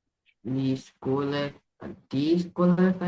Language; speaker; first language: German; non-native, learner; Indonesian